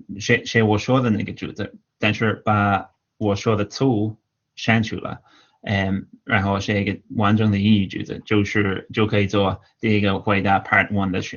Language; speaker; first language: Chinese; non-native, fluent; English